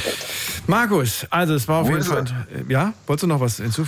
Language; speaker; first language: German; native; German